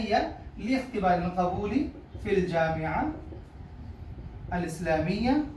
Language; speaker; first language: Arabic; non-native, fluent; Urdu